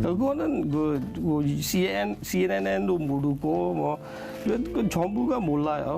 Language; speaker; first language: Korean; non-native, learner; S'gaw Karen